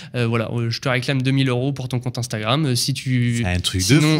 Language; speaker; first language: French; native; French